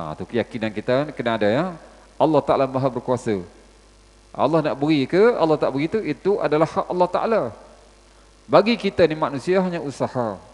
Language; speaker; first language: Malay; native; Malay